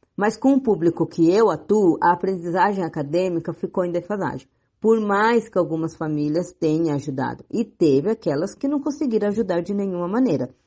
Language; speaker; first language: Portuguese; native; Portuguese